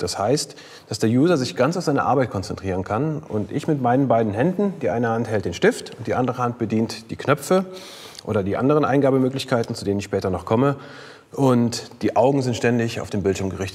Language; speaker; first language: German; native; German